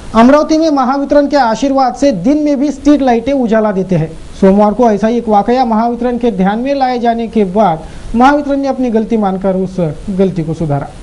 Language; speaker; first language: Hindi; non-native, local second language; Marathi